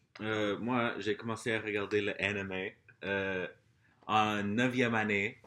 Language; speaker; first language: French; non-native, local second language; English